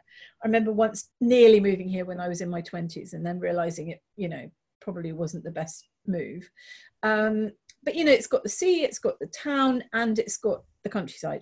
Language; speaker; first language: English; native; English